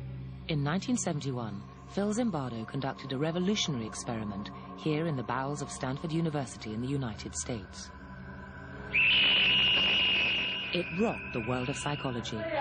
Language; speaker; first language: English; native; English